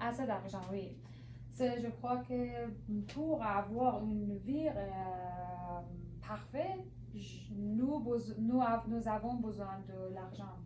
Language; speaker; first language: French; non-native, learner; Persian